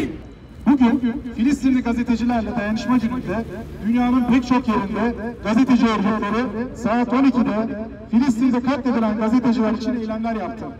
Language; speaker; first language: Turkish; native; Turkish